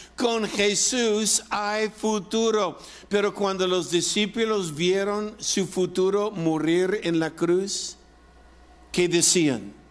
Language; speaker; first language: Spanish; non-native, fluent; English